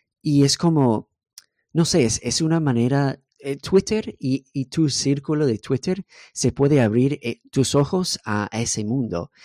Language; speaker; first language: Spanish; non-native, fluent; English